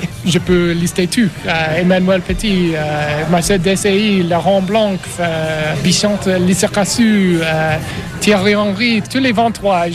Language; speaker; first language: French; non-native, learner; English